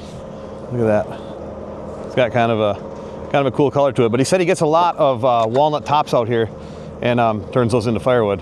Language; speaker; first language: English; native; English